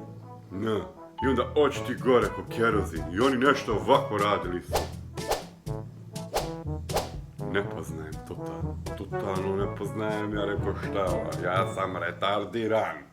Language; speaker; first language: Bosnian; non-native, local second language; Hungarian